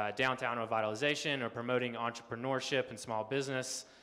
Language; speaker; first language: English; native; English